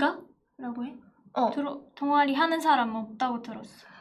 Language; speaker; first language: Korean; non-native, fluent; Japanese